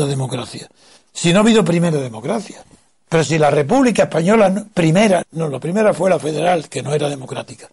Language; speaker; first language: Spanish; native; Spanish